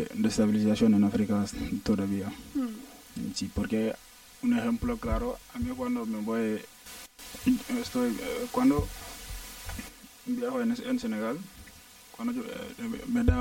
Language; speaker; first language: Spanish; non-native, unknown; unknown